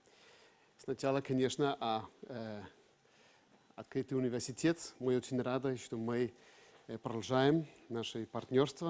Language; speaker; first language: Russian; non-native, fluent; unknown